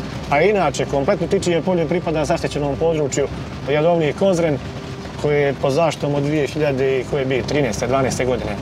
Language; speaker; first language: Croatian; native; Croatian